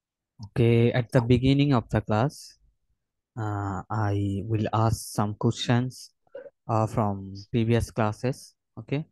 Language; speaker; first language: English; non-native, fluent; Bangla